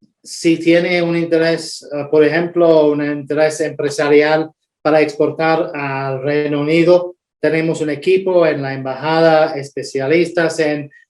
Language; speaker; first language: Spanish; non-native, fluent; English